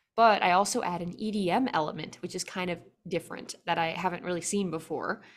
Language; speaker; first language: English; native; English